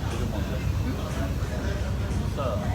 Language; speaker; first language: Korean; non-native, learner; Norwegian